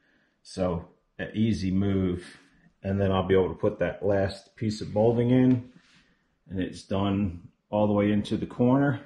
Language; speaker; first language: English; native; English